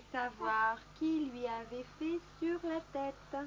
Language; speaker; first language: French; native; French